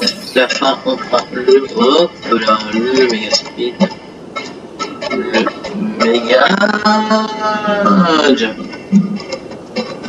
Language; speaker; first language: French; native; French